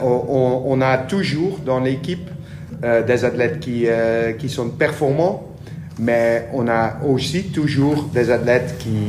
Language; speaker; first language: French; non-native, learner; Dutch